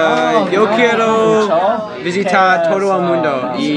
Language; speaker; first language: Spanish; non-native, learner; English